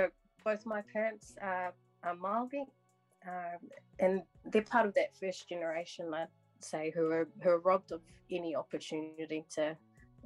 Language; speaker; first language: English; native; English